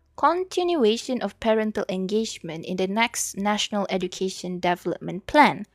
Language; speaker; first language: English; non-native, local second language; Malay